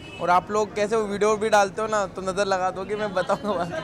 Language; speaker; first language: Hindi; native; Hindi